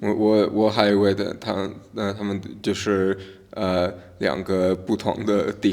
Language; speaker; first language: Chinese; non-native, learner; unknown